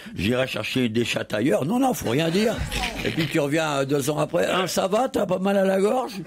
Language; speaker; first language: French; native; French